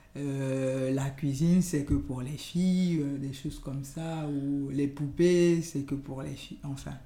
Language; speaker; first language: French; non-native, local second language; Yoruba